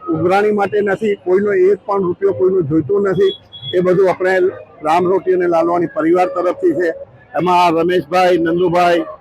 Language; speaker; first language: Gujarati; non-native, local second language; Sindhi